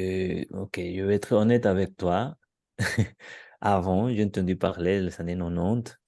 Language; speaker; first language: French; non-native, learner; Spanish